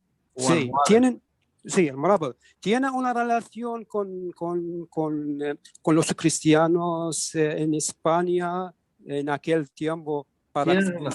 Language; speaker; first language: Spanish; non-native, learner; Arabic